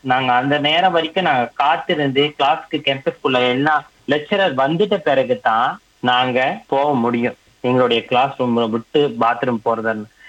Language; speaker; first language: Tamil; native; Tamil